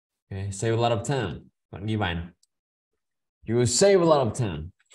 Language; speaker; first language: English; non-native, fluent; Vietnamese